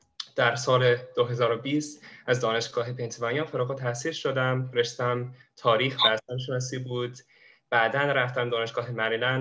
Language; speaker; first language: Persian; non-native, fluent; English